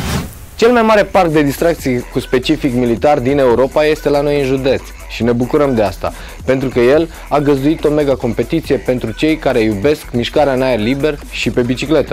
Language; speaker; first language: Romanian; native; Romanian